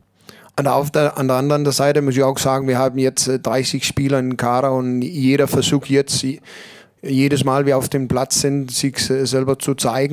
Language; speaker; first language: German; non-native, learner; Danish